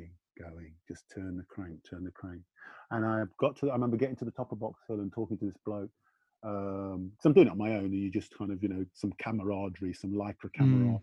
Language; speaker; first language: English; native; English